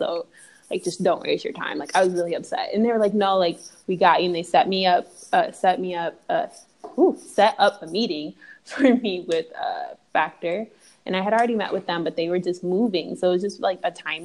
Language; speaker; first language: English; native; English